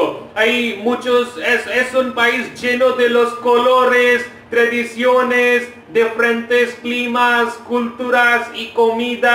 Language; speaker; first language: Spanish; non-native, fluent; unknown